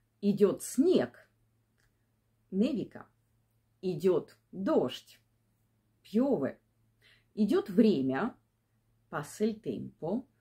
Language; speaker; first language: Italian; non-native, fluent; Russian